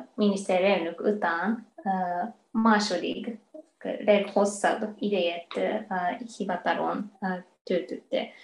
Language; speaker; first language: Hungarian; non-native, fluent; Japanese